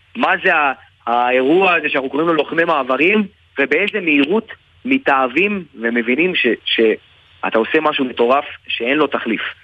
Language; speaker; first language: Hebrew; native; Hebrew